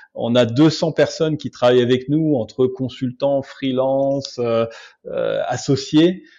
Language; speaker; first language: French; native; French